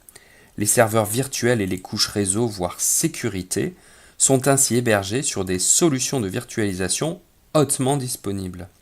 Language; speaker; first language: French; native; French